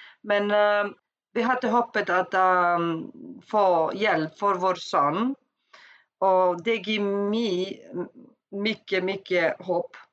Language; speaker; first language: Swedish; non-native, learner; Icelandic